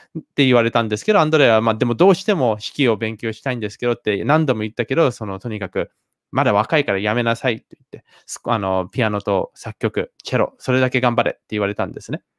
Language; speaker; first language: Japanese; native; Japanese